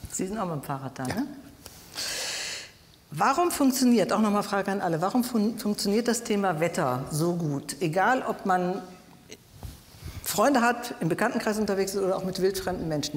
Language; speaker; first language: German; native; German